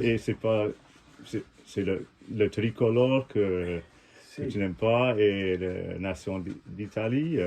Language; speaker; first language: French; non-native, fluent; English